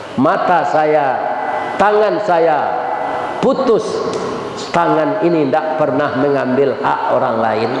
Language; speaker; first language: Malay; non-native, local second language; Minangkabau